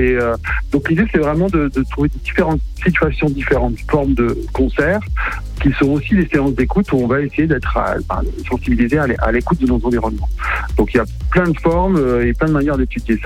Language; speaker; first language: French; native; French